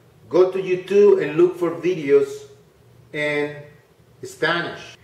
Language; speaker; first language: English; non-native, fluent; Spanish